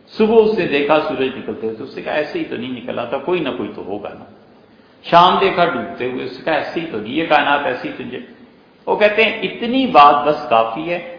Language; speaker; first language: Urdu; native; Urdu